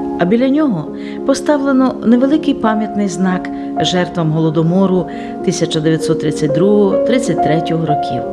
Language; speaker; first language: Ukrainian; native; Ukrainian